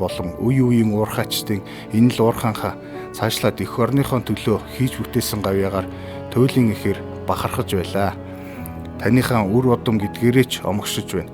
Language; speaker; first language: Mongolian; native; Mongolian